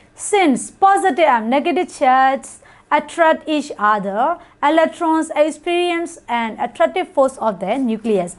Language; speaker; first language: English; non-native, fluent; Burmese